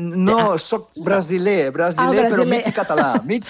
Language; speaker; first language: Catalan; non-native, learner; Portuguese